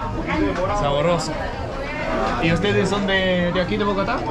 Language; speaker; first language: Spanish; non-native, fluent; Danish